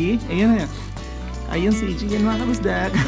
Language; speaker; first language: Filipino; non-native, local second language; Cebuano